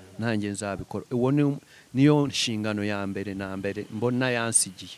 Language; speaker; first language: Kinyarwanda; early bilingual, heritage; Kinyarwanda